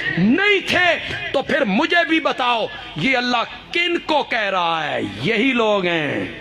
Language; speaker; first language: Urdu; non-native, local second language; Punjabi